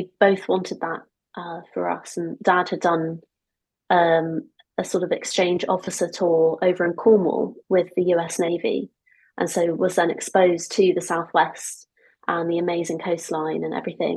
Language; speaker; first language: English; native; English